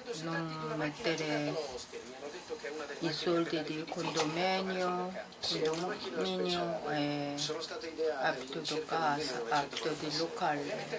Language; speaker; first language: Italian; non-native, learner; Korean